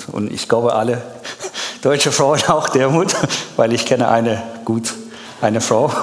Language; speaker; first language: German; non-native, learner; Persian